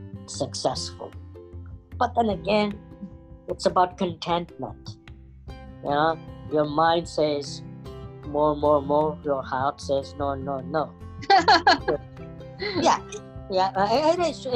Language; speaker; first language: English; non-native, local second language; Punjabi